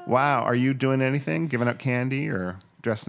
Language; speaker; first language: English; native; English